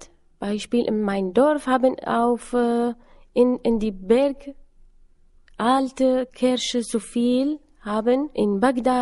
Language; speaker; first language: German; non-native, learner; Assyrian Neo-Aramaic